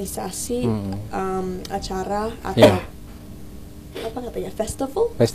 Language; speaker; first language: Indonesian; early bilingual, heritage; English